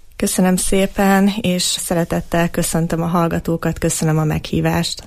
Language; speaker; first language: Hungarian; native; Hungarian